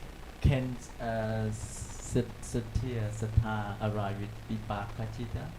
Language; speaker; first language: English; non-native, learner; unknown